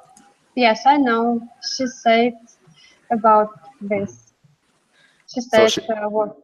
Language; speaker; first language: English; non-native, learner; Russian